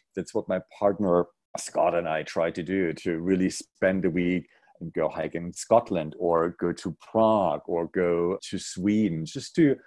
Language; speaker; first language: English; non-native, fluent; German